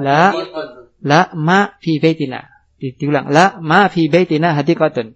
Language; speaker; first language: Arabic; non-native, fluent; Indonesian